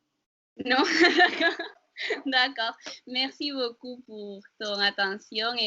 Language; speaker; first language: French; non-native, learner; Spanish